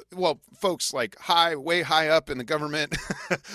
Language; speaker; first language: English; native; English